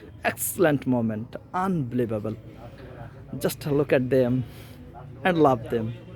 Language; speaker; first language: English; non-native, local second language; Bangla